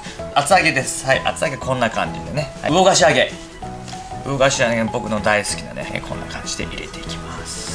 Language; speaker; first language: Japanese; native; Japanese